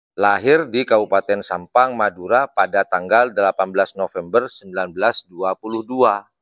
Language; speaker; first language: Indonesian; non-native, local second language; Madurese